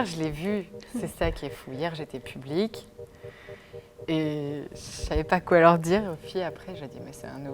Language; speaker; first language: French; native; French